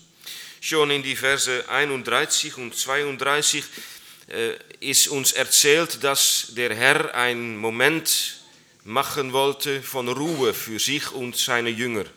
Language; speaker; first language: German; non-native, learner; Dutch